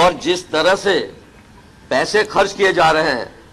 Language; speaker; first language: Hindi; non-native, local second language; Gujarati